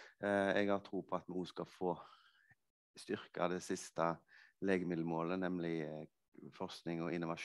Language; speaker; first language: Norwegian; native; Norwegian